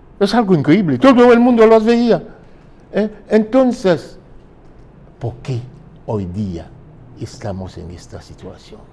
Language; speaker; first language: Spanish; non-native, fluent; French